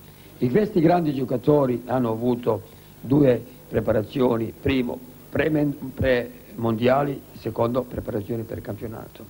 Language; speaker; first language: Italian; non-native, fluent; Serbian